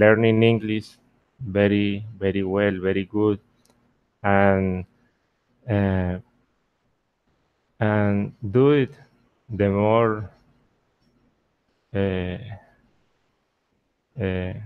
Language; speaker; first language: English; non-native, learner; Spanish